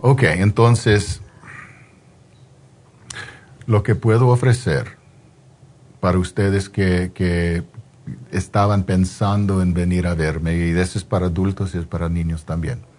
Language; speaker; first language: Spanish; non-native, fluent; English